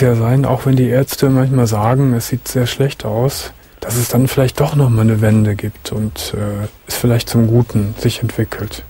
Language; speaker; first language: German; native; German